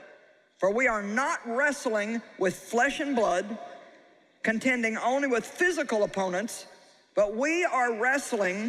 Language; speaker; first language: English; native; English